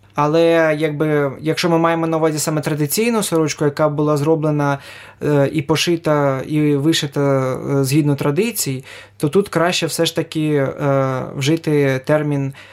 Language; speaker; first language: Ukrainian; native; Ukrainian